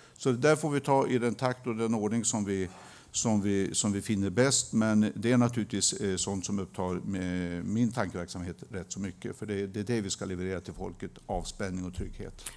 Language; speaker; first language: Swedish; native; Swedish